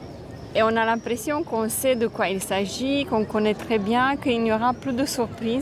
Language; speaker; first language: French; non-native, fluent; Romanian